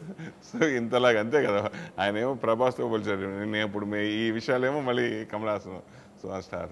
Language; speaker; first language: Telugu; native; Telugu